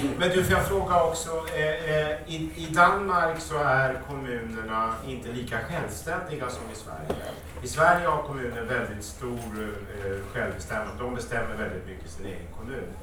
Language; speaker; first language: Swedish; native; Swedish